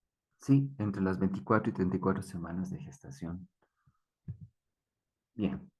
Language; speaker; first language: Spanish; native; Spanish